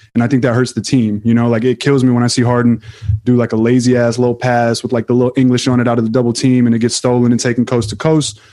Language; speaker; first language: English; native; English